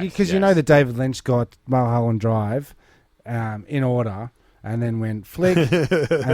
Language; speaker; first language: English; native; English